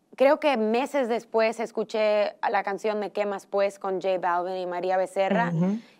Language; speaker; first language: Spanish; early bilingual, heritage; Spanish